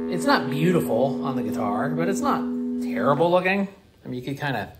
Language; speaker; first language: English; native; English